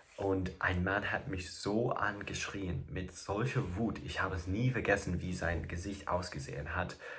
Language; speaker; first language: German; non-native, fluent; English